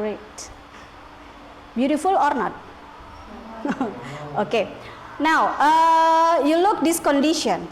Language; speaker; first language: English; non-native, learner; Indonesian